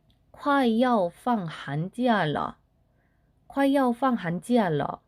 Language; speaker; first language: Chinese; non-native, fluent; Korean